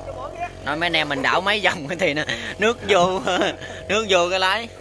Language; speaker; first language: Vietnamese; native; Vietnamese